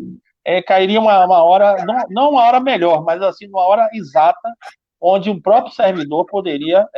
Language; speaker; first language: Portuguese; native; Portuguese